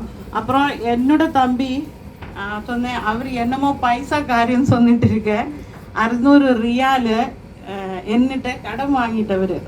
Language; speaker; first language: Tamil; non-native, learner; Malayalam